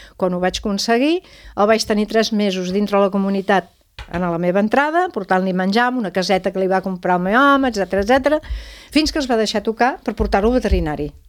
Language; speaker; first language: Catalan; non-native, local second language; Spanish